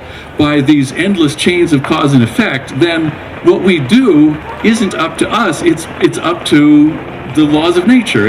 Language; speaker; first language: English; native; English